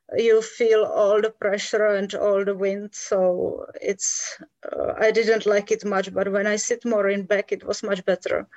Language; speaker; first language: English; non-native, fluent; Czech